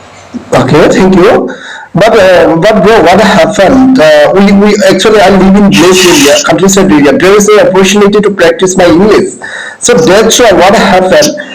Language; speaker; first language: English; non-native, learner; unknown